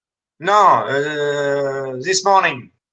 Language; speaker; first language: English; non-native, learner; French